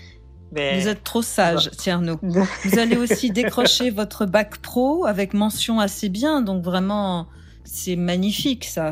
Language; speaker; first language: French; native; French